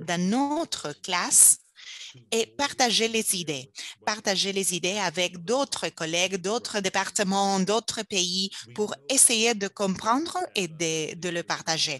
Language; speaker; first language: French; non-native, fluent; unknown